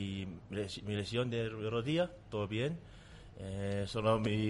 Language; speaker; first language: Spanish; non-native, learner; Tongan